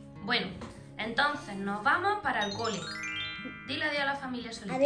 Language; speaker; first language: Spanish; native; Spanish